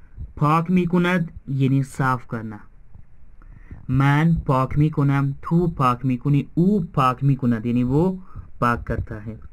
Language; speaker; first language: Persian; non-native, fluent; Urdu